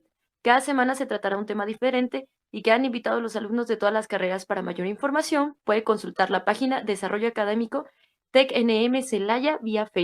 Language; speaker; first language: Spanish; native; Spanish